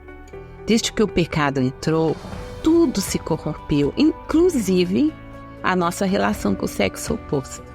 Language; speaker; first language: Portuguese; native; Portuguese